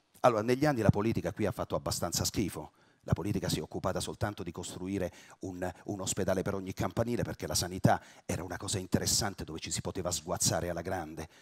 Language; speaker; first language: Italian; native; Italian